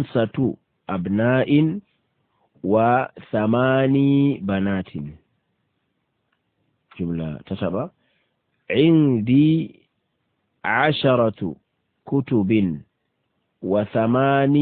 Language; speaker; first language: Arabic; non-native, fluent; Fula